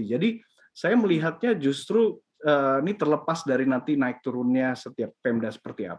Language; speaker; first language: Indonesian; native; Indonesian